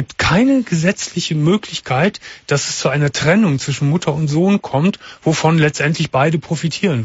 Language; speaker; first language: German; native; German